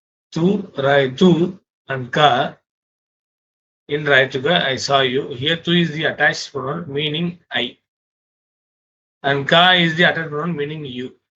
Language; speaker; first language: English; non-native, local second language; Tamil